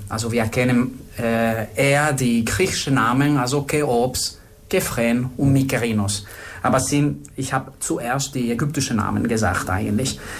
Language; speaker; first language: German; non-native, fluent; Spanish